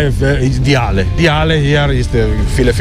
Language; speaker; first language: German; non-native, learner; Italian